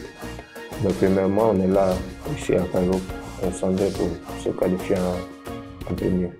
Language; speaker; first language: French; non-native, fluent; Portuguese